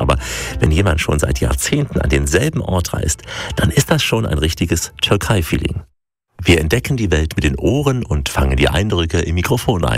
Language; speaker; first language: German; native; German